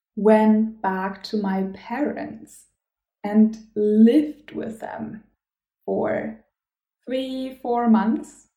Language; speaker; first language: English; non-native, fluent; German